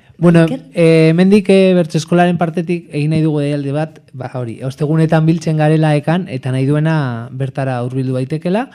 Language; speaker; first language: Basque; non-native, local second language; Spanish